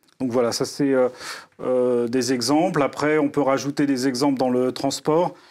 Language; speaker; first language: French; native; French